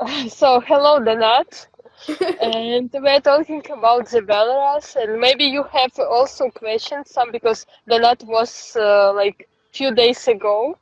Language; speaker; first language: English; non-native, fluent; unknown